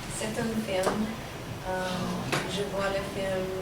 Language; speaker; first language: French; non-native, learner; English